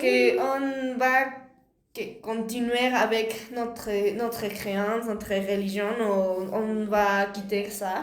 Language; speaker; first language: French; non-native, learner; Spanish